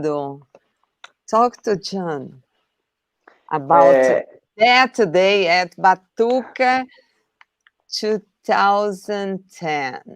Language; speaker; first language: English; non-native, learner; Portuguese